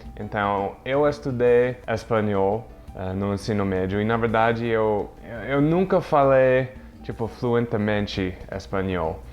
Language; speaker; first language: Portuguese; non-native, fluent; English